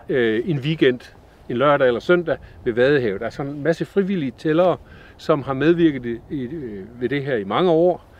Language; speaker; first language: Danish; native; Danish